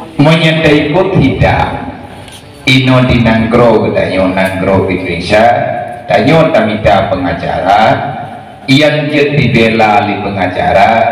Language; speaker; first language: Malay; non-native, local second language; Achinese